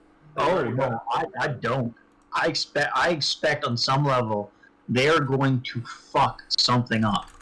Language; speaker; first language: English; native; English